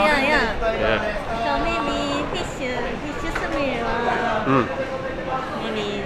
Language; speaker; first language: English; non-native, learner; Japanese